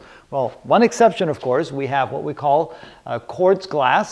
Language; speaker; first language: English; non-native, fluent; Dutch